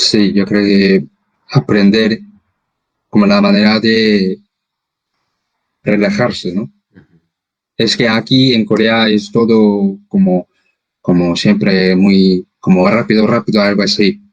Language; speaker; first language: Spanish; non-native, fluent; Korean